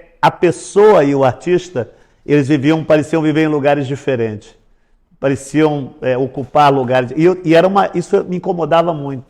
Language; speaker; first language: Portuguese; native; Portuguese